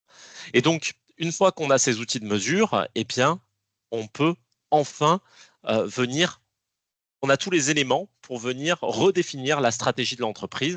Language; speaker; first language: French; native; French